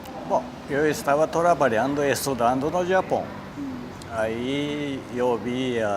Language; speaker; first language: Portuguese; non-native, learner; Japanese